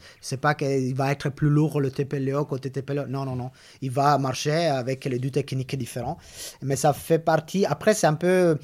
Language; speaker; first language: French; non-native, fluent; Italian